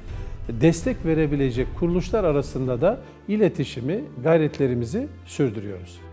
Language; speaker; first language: Turkish; native; Turkish